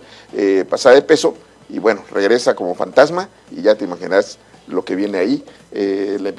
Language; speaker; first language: Spanish; native; Spanish